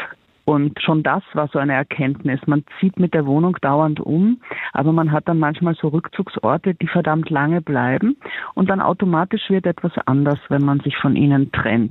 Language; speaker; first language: German; native; German